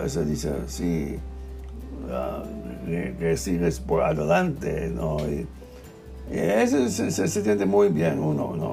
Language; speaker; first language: Spanish; non-native, learner; English